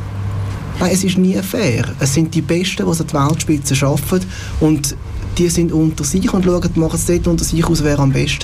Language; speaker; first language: German; native; German